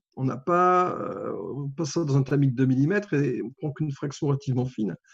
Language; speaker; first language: French; native; French